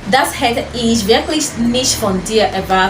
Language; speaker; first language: German; non-native, fluent; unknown